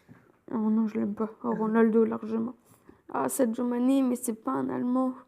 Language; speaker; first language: French; native; French